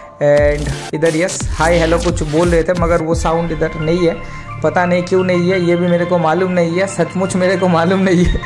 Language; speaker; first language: Hindi; non-native, local second language; Bangla